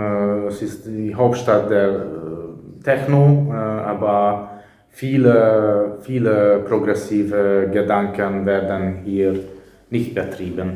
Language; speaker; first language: German; non-native, fluent; Hungarian